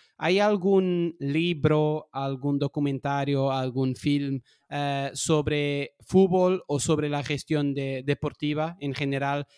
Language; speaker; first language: Spanish; non-native, fluent; Portuguese